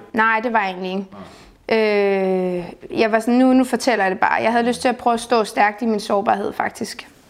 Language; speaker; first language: Danish; native; Danish